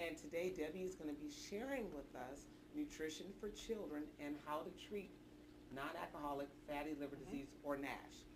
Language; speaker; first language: English; native; English